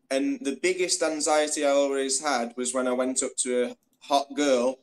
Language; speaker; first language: English; native; English